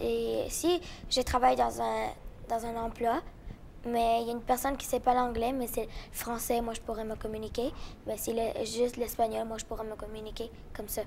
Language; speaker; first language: French; early bilingual, other home language; Spanish